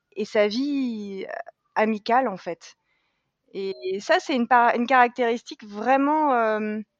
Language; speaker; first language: French; native; French